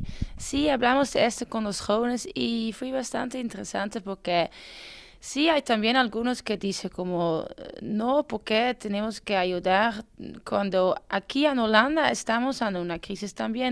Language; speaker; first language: Spanish; non-native, fluent; Dutch